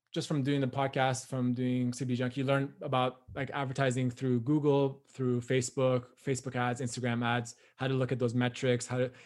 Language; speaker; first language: English; native; English